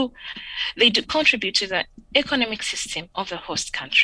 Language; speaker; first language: English; non-native, local second language; Ganda